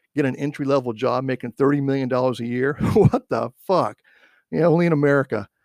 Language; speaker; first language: English; native; English